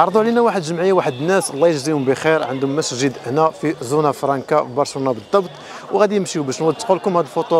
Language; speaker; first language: Arabic; native; Arabic